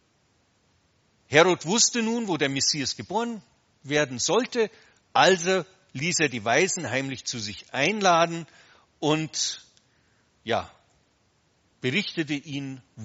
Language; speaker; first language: German; native; German